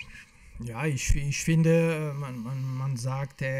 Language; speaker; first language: German; non-native, fluent; French